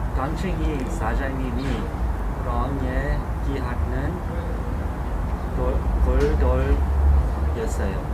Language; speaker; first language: Korean; non-native, learner; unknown